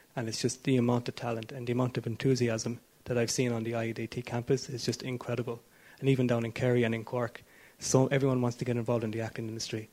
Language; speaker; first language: English; native; English